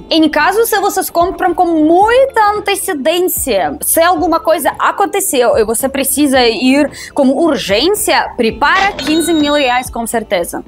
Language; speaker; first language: Portuguese; non-native, fluent; Russian